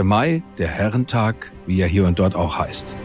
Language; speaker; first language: German; native; German